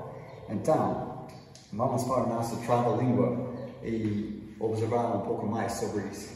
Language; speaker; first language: Portuguese; non-native, fluent; English